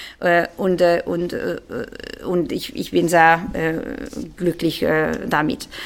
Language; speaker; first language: German; non-native, fluent; Hungarian